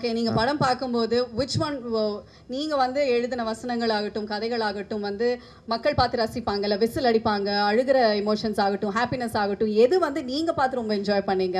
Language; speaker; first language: Tamil; native; Tamil